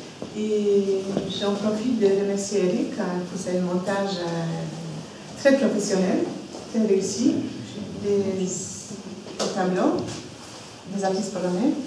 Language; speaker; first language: French; non-native, fluent; Polish